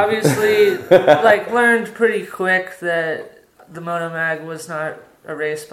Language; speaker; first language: English; native; English